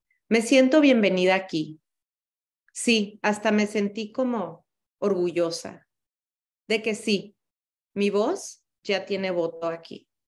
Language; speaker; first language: Spanish; early bilingual, heritage; Spanish